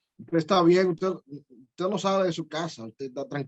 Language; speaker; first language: Spanish; native; Spanish